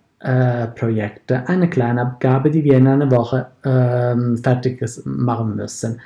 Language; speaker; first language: German; non-native, fluent; Italian